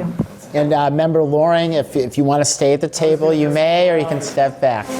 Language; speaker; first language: English; native; English